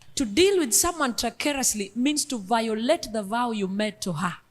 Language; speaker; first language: English; non-native, local second language; Luo (Kenya and Tanzania)